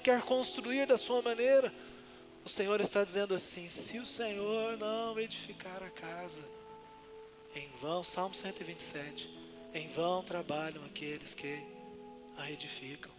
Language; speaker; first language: Portuguese; native; Portuguese